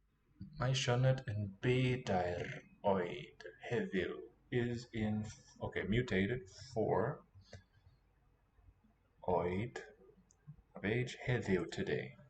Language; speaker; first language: Welsh; non-native, learner; English